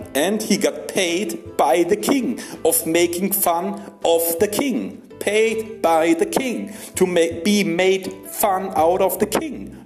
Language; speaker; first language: English; non-native, fluent; German